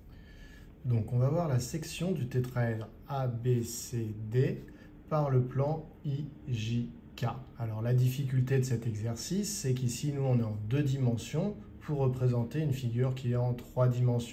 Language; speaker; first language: French; native; French